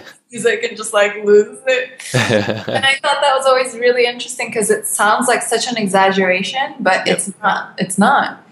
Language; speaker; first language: English; non-native, fluent; Turkish